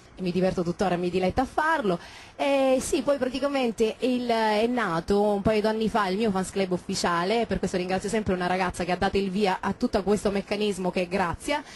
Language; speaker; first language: Italian; native; Italian